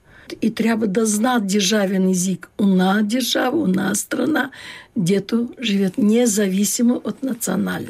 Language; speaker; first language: Bulgarian; early bilingual, heritage; Bulgarian